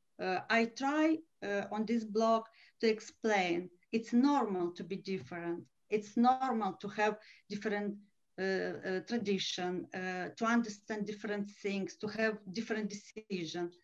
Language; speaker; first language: English; non-native, learner; Romanian